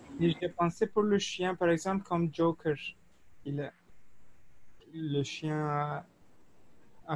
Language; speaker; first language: French; non-native, fluent; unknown